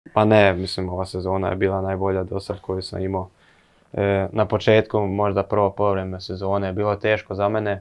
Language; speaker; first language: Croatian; early bilingual, heritage; Croatian